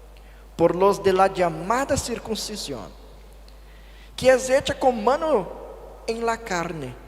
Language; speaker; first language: Spanish; non-native, fluent; Portuguese